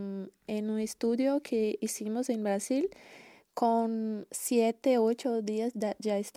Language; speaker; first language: Spanish; non-native, learner; Portuguese